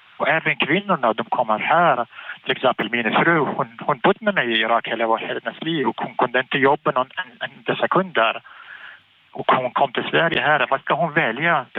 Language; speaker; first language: Swedish; non-native, fluent; Arabic